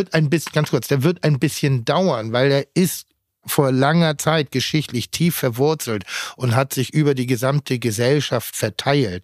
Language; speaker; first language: German; native; German